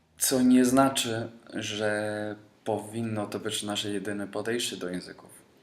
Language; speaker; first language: Polish; non-native, fluent; Spanish